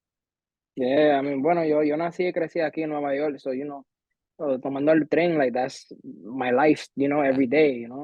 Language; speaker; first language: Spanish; early bilingual, heritage; Spanish